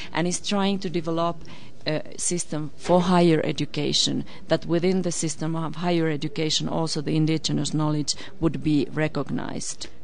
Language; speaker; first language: English; non-native, fluent; Finnish